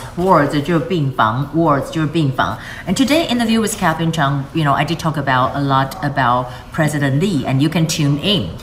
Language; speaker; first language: English; non-native, fluent; Chinese